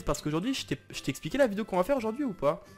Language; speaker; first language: French; native; French